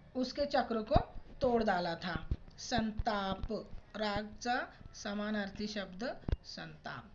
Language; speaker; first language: Hindi; non-native, local second language; Marathi